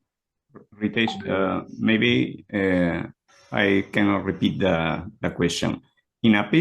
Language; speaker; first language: English; non-native, learner; Spanish